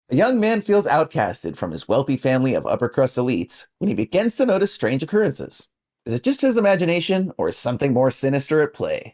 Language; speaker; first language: English; native; English